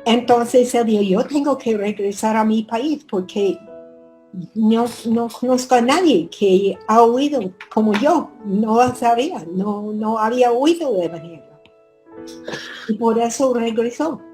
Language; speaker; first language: Spanish; non-native, fluent; English